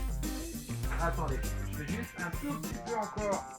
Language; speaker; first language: French; native; French